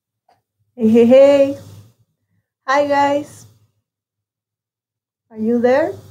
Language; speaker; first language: English; non-native, learner; Spanish